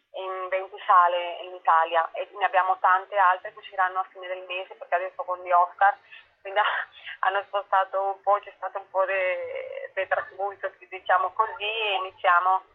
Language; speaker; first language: Italian; non-native, fluent; Spanish